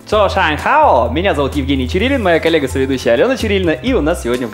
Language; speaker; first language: Russian; native; Russian